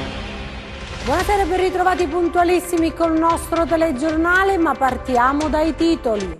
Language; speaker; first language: Italian; native; Italian